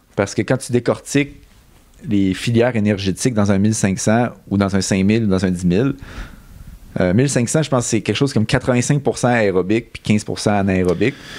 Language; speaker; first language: French; native; French